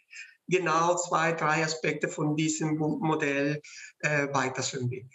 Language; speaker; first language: German; non-native, fluent; Spanish